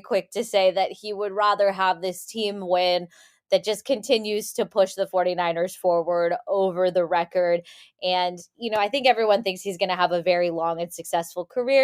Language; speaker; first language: English; native; English